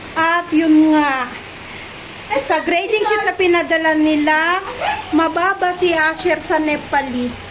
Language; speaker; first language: Filipino; native; Filipino